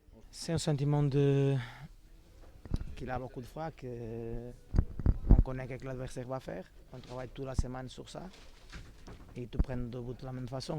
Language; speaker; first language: French; non-native, fluent; Portuguese